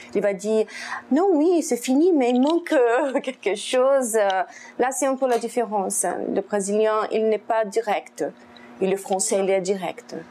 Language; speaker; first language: French; non-native, fluent; Portuguese